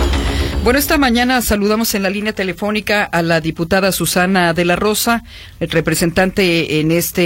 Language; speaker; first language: Spanish; native; Spanish